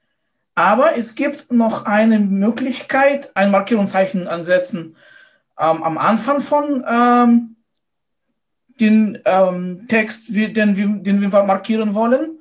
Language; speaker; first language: German; non-native, fluent; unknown